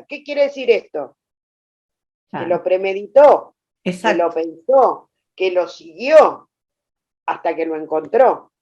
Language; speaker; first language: Spanish; native; Spanish